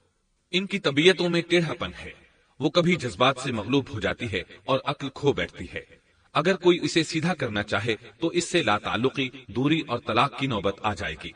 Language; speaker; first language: Urdu; native; Urdu